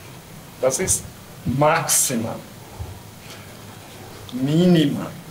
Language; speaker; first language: German; non-native, learner; Japanese